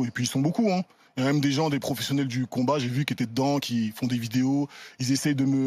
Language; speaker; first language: French; native; French